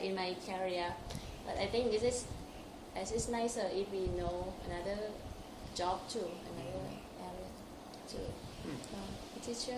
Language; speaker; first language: English; non-native, local second language; Thai